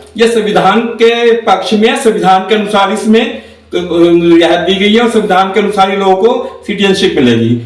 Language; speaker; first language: Hindi; native; Hindi